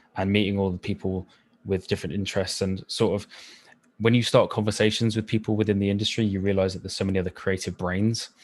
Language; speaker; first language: English; native; English